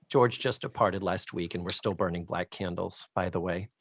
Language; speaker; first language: English; native; English